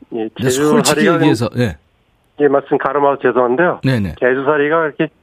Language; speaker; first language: Korean; native; Korean